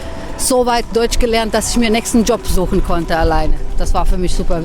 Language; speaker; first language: German; non-native, fluent; Croatian